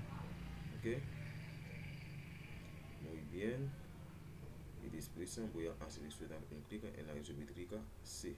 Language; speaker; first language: Spanish; non-native, learner; Haitian Creole